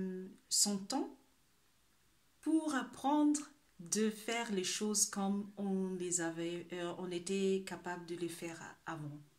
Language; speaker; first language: French; non-native, fluent; Spanish